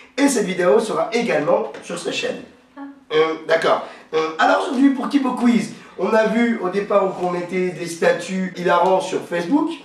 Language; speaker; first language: French; native; French